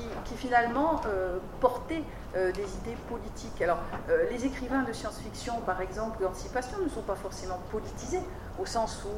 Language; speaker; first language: French; native; French